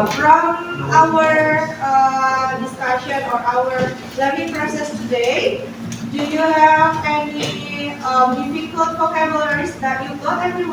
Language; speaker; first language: English; non-native, fluent; Indonesian